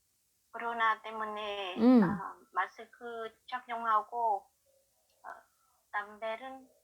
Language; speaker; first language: Korean; non-native, learner; Vietnamese